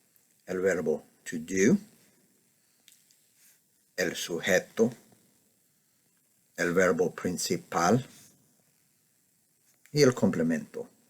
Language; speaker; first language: Spanish; non-native, fluent; English